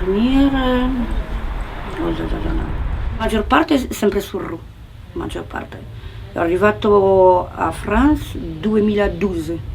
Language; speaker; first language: Italian; non-native, learner; Polish